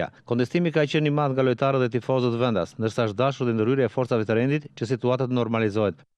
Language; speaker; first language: Albanian; native; Albanian